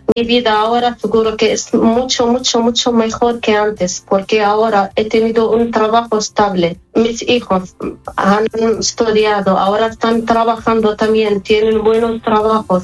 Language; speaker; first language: Spanish; non-native, fluent; Arabic